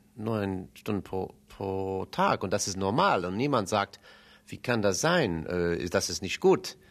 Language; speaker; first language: German; non-native, fluent; English